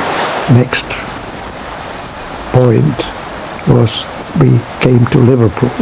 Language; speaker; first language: English; non-native, fluent; Czech